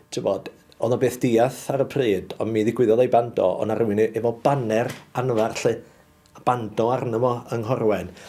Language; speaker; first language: Welsh; native; Welsh